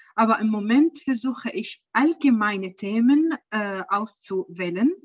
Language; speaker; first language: German; non-native, learner; Arabic